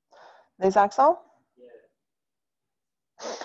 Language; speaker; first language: French; non-native, fluent; English